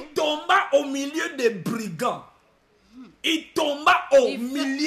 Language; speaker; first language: French; non-native, local second language; Lingala